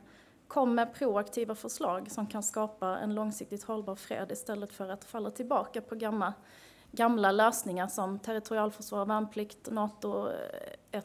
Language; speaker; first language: Swedish; native; Swedish